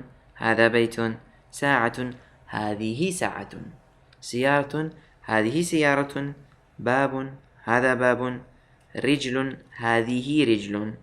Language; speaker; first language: Arabic; non-native, fluent; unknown